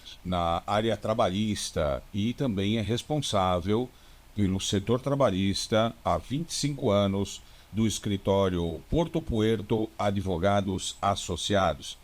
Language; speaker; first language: Portuguese; native; Portuguese